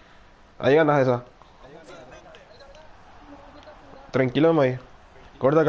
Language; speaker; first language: Spanish; native; Spanish